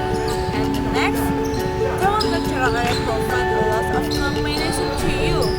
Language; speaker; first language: English; non-native, learner; Indonesian